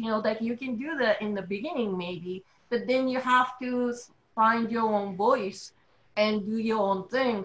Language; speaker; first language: English; non-native, fluent; Japanese